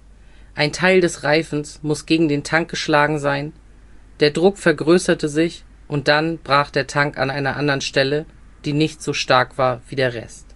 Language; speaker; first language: German; native; German